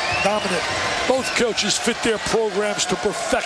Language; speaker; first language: English; native; English